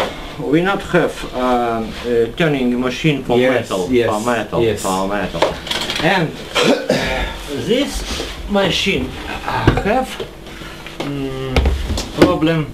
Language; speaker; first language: English; non-native, learner; Russian